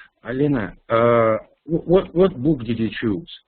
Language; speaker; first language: English; non-native, fluent; Russian